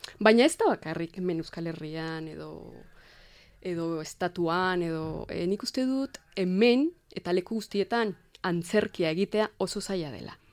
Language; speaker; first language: Basque; non-native, fluent; Spanish